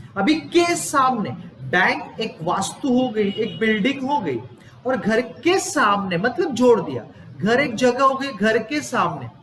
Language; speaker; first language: Hindi; non-native, local second language; Gujarati